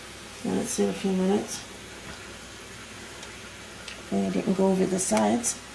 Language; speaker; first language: English; native; English